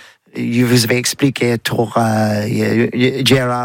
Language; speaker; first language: French; non-native, learner; English